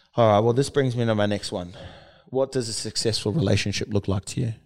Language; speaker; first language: English; native; English